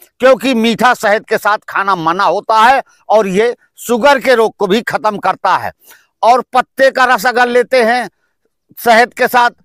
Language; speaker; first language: Hindi; native; Hindi